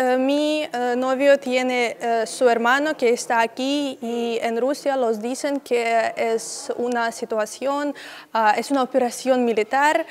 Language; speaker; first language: Spanish; non-native, learner; Russian